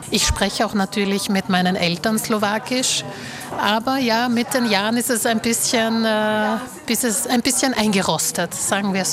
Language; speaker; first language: German; early bilingual, other home language; Slovak